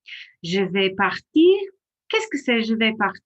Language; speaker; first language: French; non-native, fluent; English